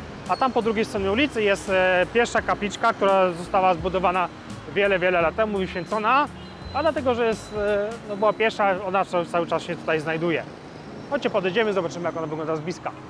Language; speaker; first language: Polish; native; Polish